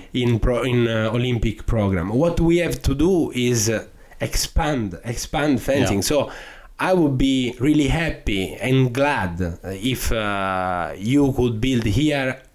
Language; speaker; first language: English; non-native, fluent; Italian